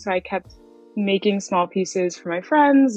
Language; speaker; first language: English; native; English